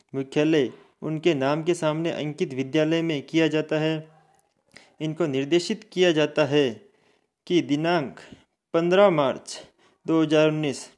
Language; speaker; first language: Hindi; native; Hindi